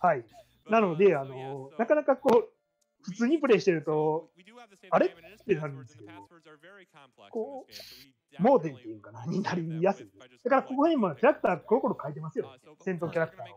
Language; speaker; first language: Japanese; native; Japanese